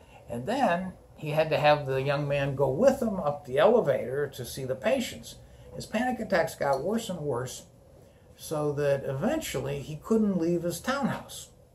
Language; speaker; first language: English; native; English